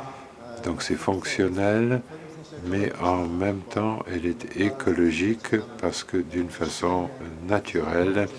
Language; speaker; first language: French; non-native, fluent; Polish